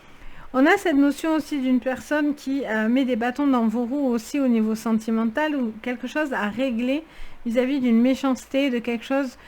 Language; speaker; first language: French; native; French